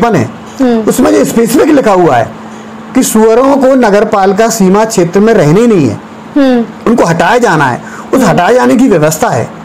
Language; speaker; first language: Hindi; native; Hindi